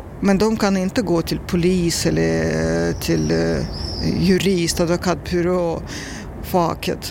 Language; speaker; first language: Swedish; non-native, learner; Russian